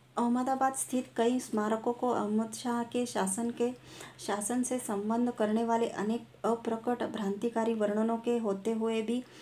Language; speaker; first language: Hindi; non-native, local second language; Marathi